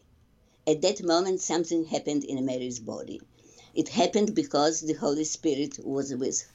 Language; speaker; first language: English; non-native, fluent; Polish